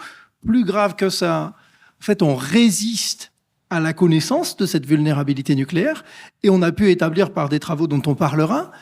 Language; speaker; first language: French; native; French